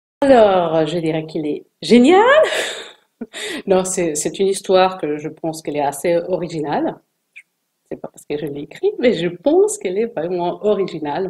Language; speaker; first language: French; non-native, fluent; Spanish